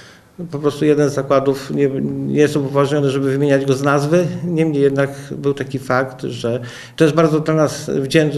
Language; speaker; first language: Polish; native; Polish